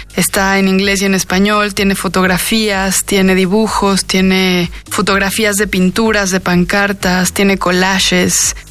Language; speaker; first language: Spanish; native; Spanish